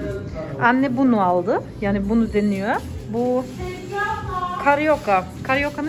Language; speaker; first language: Turkish; non-native, learner; German